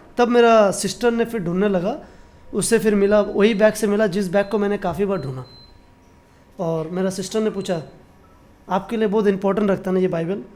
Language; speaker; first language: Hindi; non-native, local second language; Bangla